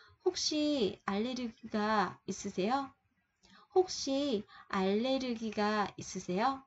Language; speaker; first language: Korean; non-native, fluent; Vietnamese